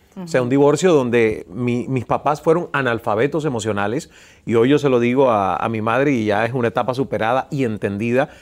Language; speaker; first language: Spanish; native; Spanish